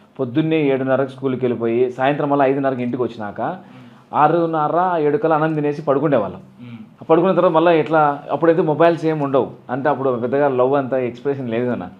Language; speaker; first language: Telugu; native; Telugu